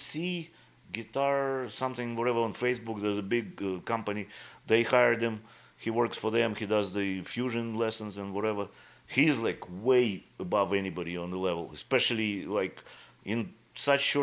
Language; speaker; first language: English; non-native, fluent; Russian